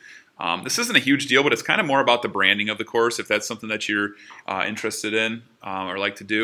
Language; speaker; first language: English; native; English